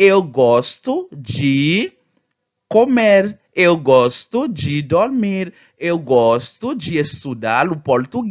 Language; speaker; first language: Portuguese; non-native, fluent; Haitian Creole